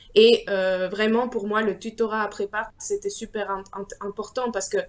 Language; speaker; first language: French; non-native, fluent; Spanish